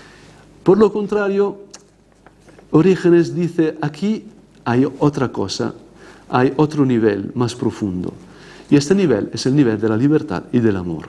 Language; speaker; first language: Spanish; non-native, fluent; Italian